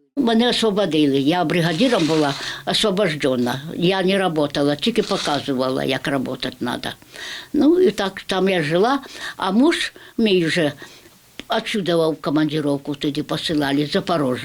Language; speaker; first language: Ukrainian; native; Ukrainian